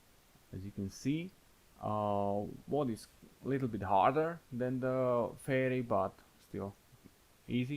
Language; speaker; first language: English; non-native, fluent; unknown